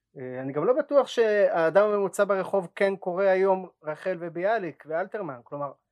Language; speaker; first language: Hebrew; early bilingual, other home language; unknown